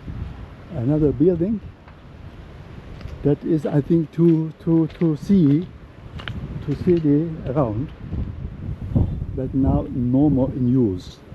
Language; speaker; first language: English; non-native, learner; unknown